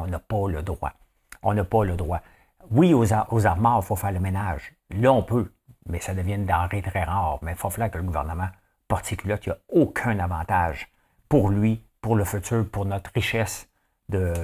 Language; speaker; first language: French; native; French